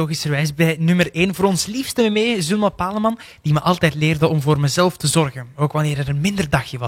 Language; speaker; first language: Dutch; native; Dutch